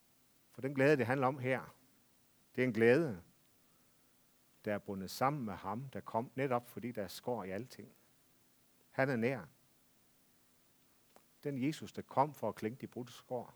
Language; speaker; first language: Danish; native; Danish